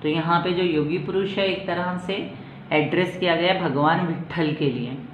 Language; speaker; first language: Hindi; non-native, local second language; Marathi